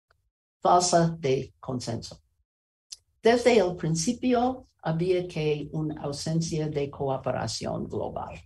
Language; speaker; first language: Spanish; non-native, learner; English